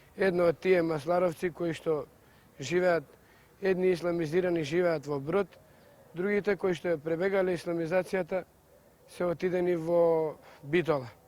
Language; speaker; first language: Macedonian; native; Macedonian